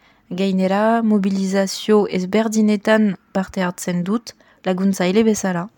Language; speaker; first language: Basque; non-native, fluent; French